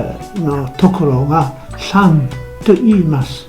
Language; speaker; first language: Japanese; non-native, fluent; Welsh